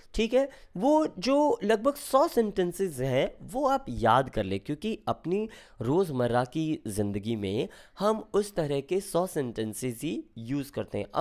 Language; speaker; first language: Hindi; native; Hindi